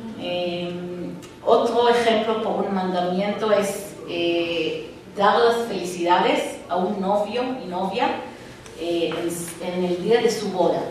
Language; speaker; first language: Spanish; non-native, fluent; Hebrew